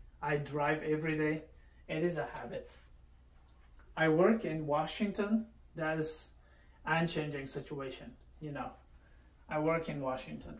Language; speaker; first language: English; non-native, fluent; Persian